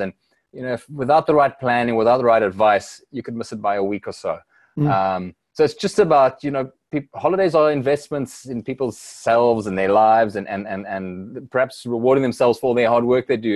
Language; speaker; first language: English; native; English